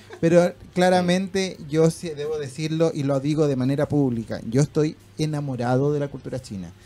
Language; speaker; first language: Spanish; native; Spanish